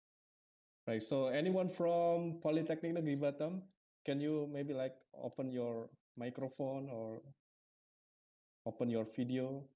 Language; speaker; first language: English; non-native, fluent; Indonesian